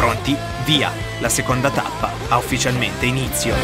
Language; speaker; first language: Italian; native; Italian